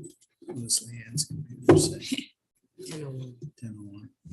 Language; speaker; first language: English; native; English